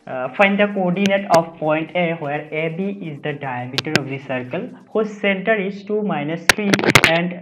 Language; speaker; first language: English; non-native, local second language; Assamese